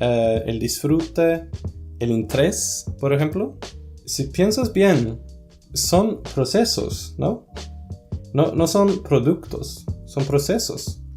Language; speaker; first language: Spanish; non-native, fluent; Swedish